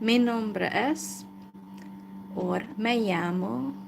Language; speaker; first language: Spanish; non-native, learner; Hungarian